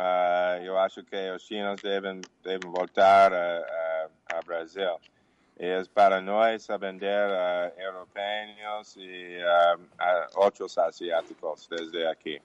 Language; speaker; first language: Portuguese; non-native, learner; English